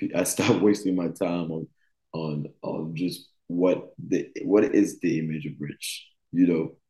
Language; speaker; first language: English; early bilingual, other home language; French